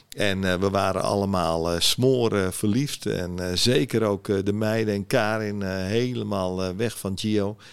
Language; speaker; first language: Dutch; early bilingual, other home language; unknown